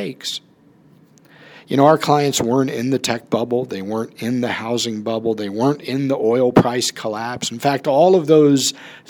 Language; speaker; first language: English; native; English